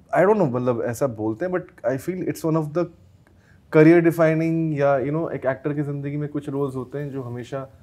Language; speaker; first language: Hindi; native; Hindi